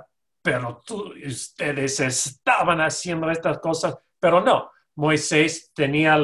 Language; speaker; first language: Spanish; non-native, fluent; English